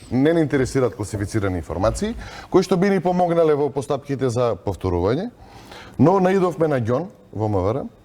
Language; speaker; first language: Macedonian; native; Macedonian